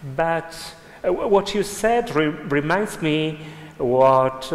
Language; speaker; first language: English; non-native, fluent; Italian